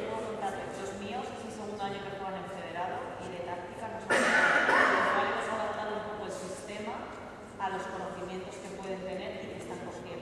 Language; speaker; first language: Spanish; native; Spanish